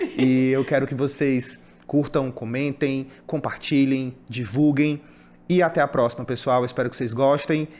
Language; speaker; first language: Portuguese; native; Portuguese